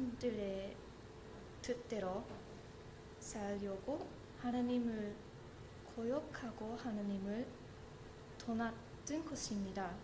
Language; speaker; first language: Korean; non-native, learner; English